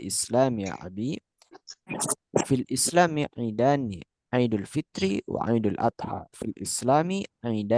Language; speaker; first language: Arabic; non-native, fluent; Indonesian